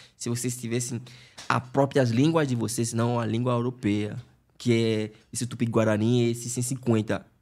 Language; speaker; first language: Portuguese; non-native, fluent; Fon